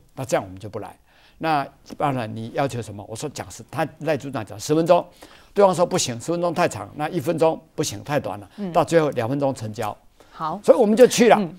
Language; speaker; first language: Chinese; native; Chinese